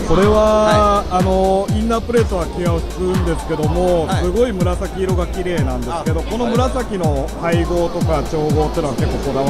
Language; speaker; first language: Japanese; native; Japanese